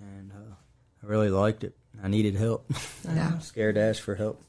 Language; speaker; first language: English; native; English